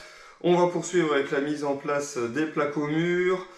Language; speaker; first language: French; native; French